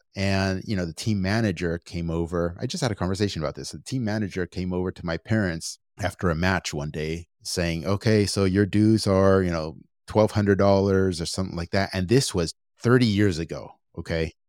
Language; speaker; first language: English; early bilingual, other home language; Spanish